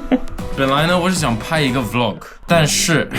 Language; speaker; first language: Chinese; non-native, local second language; English